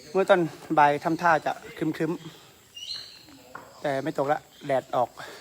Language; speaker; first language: Thai; native; Thai